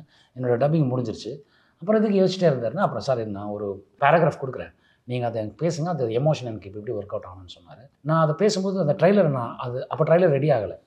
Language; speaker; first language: Tamil; native; Tamil